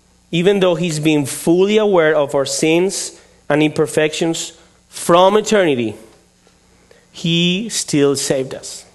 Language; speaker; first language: English; non-native, fluent; Spanish